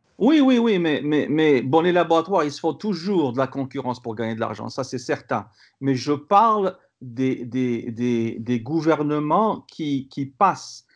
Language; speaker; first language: French; non-native, local second language; Kabyle